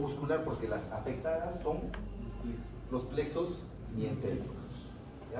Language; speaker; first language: Spanish; native; Spanish